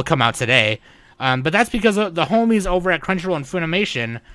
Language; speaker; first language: English; native; English